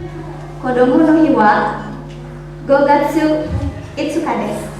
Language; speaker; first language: Japanese; non-native, learner; Indonesian